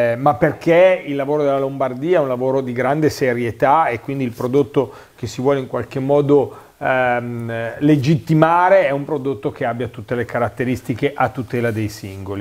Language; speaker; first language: Italian; native; Italian